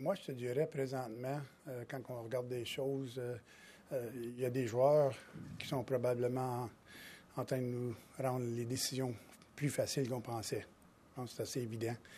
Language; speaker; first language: French; native; French